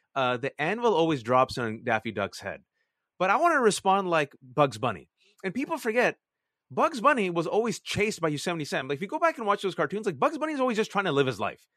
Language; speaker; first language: English; early bilingual, other home language; Urdu